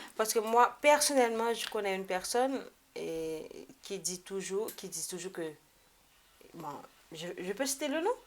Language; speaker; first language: French; non-native, local second language; Haitian Creole